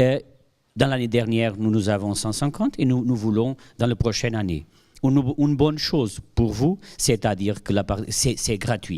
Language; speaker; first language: French; non-native, fluent; Portuguese